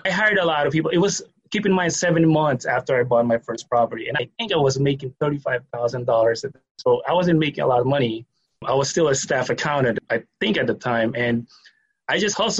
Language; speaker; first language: English; non-native, local second language; Filipino